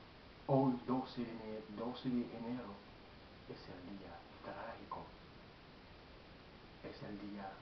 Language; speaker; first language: Spanish; non-native, learner; Haitian Creole